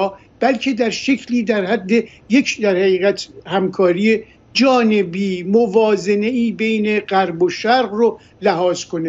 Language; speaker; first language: Persian; native; Persian